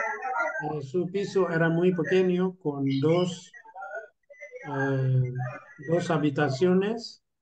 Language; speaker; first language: Spanish; non-native, fluent; Urdu